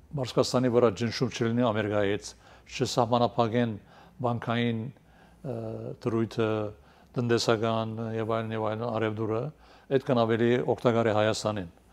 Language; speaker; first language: Armenian; early bilingual, heritage; Armenian